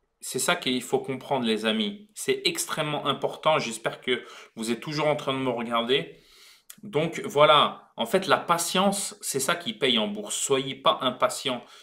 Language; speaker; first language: French; native; French